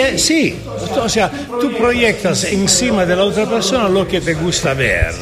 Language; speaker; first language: Spanish; non-native, fluent; Italian